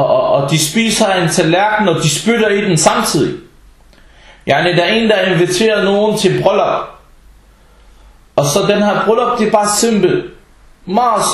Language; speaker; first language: Danish; early bilingual, other home language; Arabic